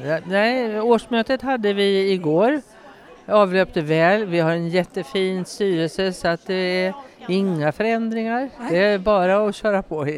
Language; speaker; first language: Swedish; native; Swedish